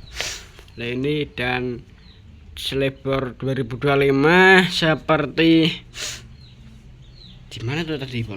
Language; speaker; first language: Indonesian; non-native, local second language; Javanese